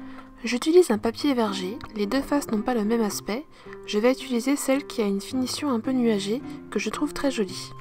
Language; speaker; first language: French; native; French